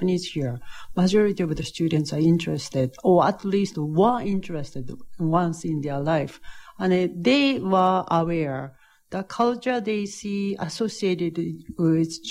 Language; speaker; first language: English; non-native, fluent; Japanese